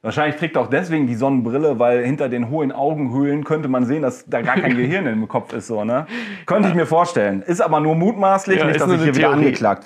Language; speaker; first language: German; native; German